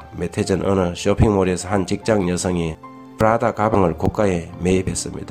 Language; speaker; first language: Korean; native; Korean